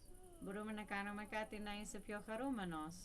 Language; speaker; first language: Greek; early bilingual, heritage; English